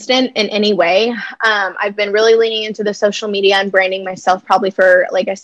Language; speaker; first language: English; native; English